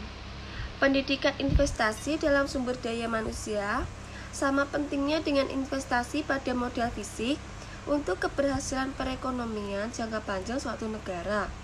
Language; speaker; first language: Indonesian; native; Indonesian